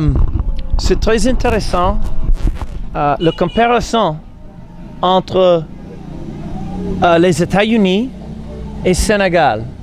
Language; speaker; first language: French; non-native, learner; English